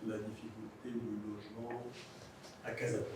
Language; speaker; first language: French; non-native, local second language; Arabic